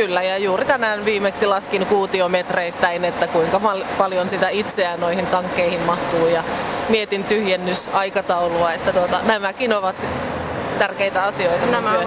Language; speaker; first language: Finnish; native; Finnish